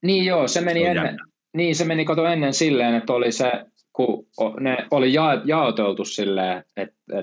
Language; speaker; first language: Finnish; native; Finnish